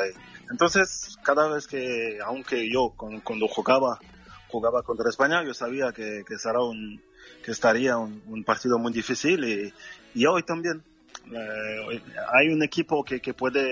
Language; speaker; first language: Spanish; non-native, fluent; French